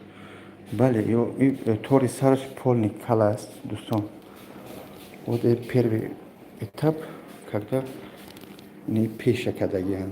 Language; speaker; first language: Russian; non-native, learner; Tajik